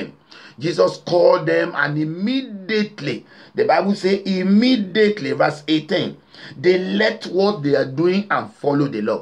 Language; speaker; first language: English; non-native, local second language; Yoruba